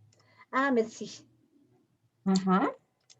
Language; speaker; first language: French; non-native, learner; Spanish